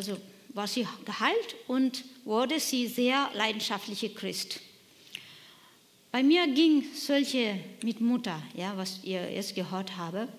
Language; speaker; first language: German; non-native, learner; Nepali